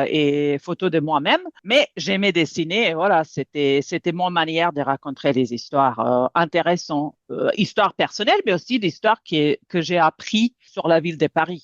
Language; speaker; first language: French; non-native, fluent; Serbian